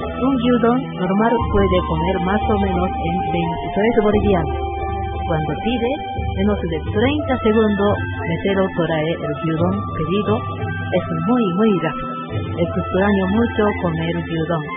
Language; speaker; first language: Spanish; non-native, learner; Japanese